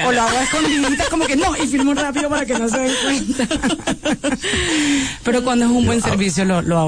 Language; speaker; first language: Spanish; native; Spanish